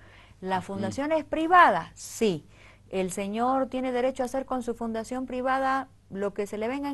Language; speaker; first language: Spanish; native; Spanish